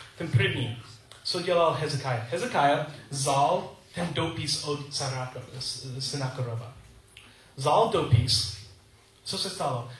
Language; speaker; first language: Czech; non-native, learner; English